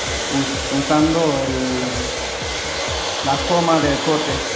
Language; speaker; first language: Spanish; non-native, learner; German